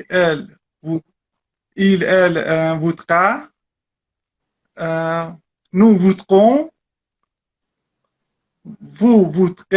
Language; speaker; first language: French; non-native, learner; Persian